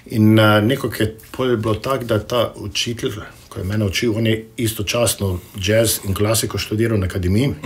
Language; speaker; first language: Slovenian; early bilingual, heritage; Slovenian